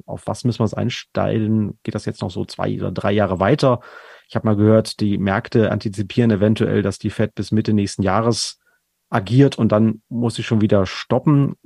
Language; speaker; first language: German; native; German